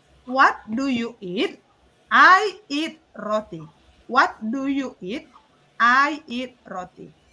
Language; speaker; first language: English; non-native, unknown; Indonesian